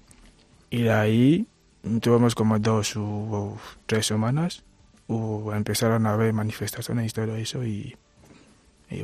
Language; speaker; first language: Spanish; non-native, fluent; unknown